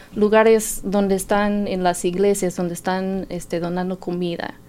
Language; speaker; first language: Spanish; non-native, fluent; English